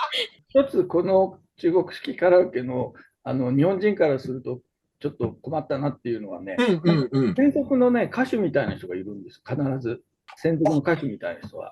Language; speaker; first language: Japanese; native; Japanese